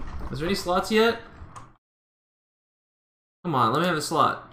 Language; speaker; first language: English; native; English